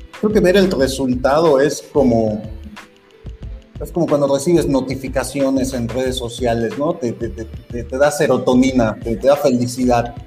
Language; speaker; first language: Spanish; native; Spanish